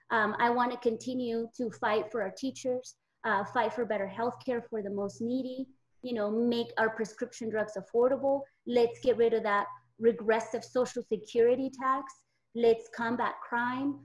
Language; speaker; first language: English; native; English